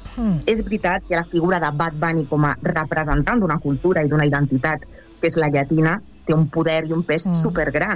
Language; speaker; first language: Catalan; native; Catalan